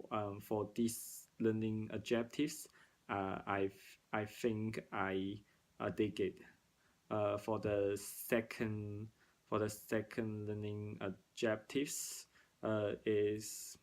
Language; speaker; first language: English; non-native, learner; Cantonese